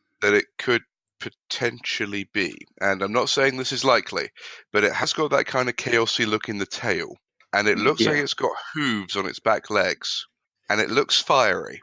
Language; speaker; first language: English; native; English